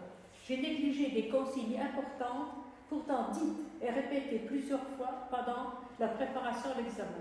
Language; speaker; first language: French; native; French